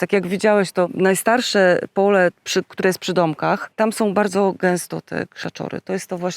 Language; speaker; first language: Polish; native; Polish